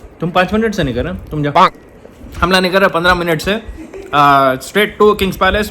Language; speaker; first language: Hindi; non-native, local second language; Urdu